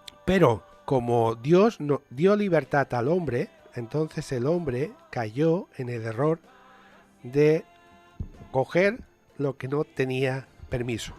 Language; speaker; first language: Spanish; native; Spanish